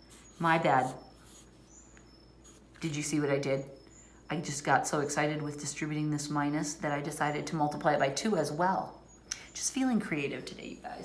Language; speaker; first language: English; native; English